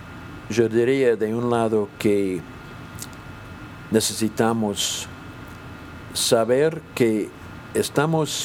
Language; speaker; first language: Spanish; non-native, fluent; English